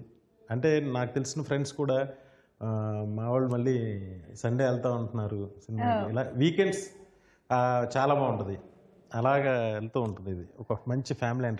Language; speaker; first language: Telugu; native; Telugu